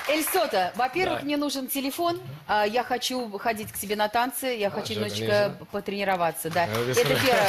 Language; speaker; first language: Russian; native; Russian